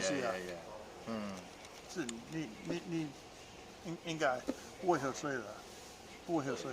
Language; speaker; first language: Chinese; non-native, learner; English